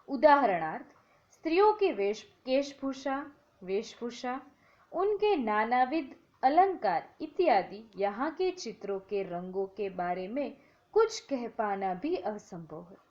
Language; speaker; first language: Hindi; non-native, local second language; Gujarati